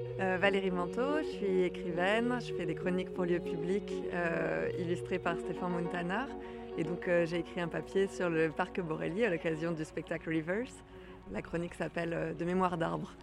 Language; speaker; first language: French; native; French